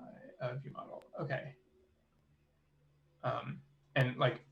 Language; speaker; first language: English; native; English